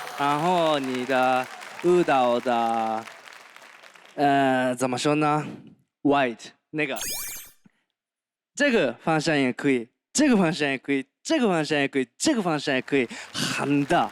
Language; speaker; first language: Chinese; non-native, learner; Japanese